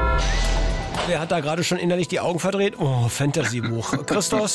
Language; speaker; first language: German; native; German